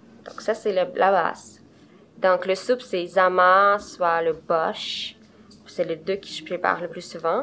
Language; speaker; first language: French; non-native, fluent; Romanian